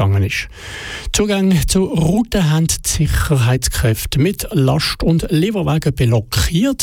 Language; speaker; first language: German; native; German